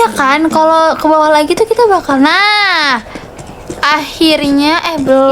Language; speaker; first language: Indonesian; native; Indonesian